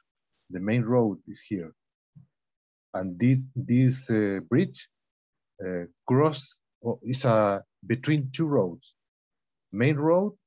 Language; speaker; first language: English; non-native, learner; Spanish